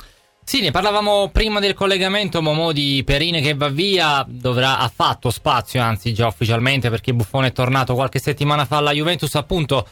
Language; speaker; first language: Italian; native; Italian